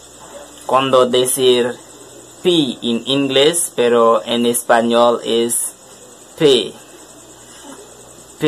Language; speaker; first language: Spanish; non-native, learner; French